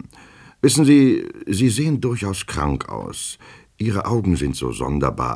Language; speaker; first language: German; native; German